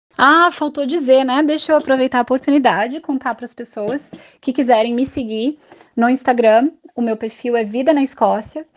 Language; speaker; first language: Portuguese; native; Portuguese